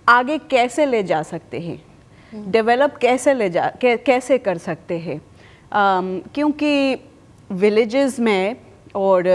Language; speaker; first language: Hindi; non-native, fluent; Spanish